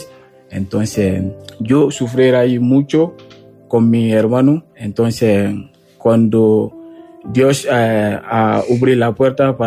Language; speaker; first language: Spanish; non-native, learner; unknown